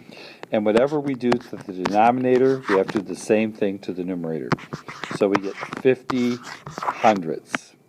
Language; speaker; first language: English; native; English